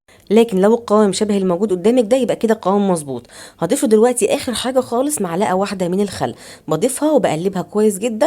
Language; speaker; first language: Arabic; native; Arabic